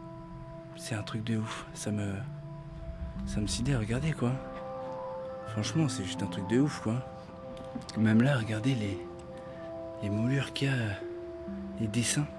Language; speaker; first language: French; native; French